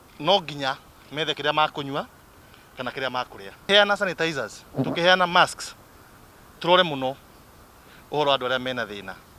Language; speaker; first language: Kikuyu; native; Kikuyu